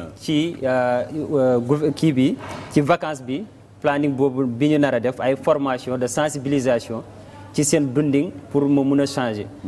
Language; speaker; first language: Wolof; native; Wolof